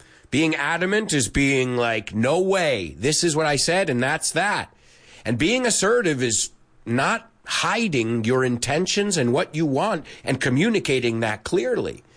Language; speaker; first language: English; early bilingual, other home language; Spanish